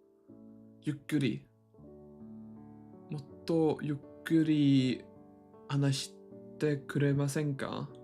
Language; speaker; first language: Japanese; non-native, learner; English